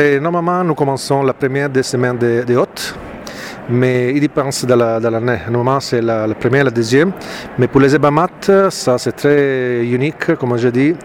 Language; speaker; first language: French; non-native, fluent; Italian